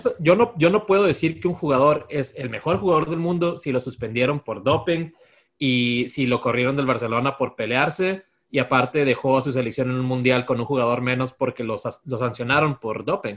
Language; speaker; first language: Spanish; native; Spanish